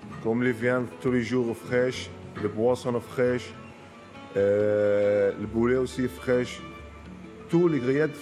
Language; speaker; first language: French; non-native, learner; Arabic